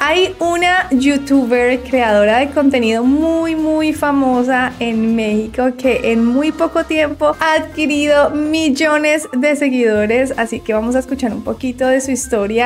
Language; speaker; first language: Spanish; native; Spanish